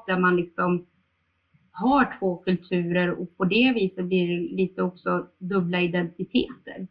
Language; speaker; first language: Swedish; early bilingual, other home language; Bosnian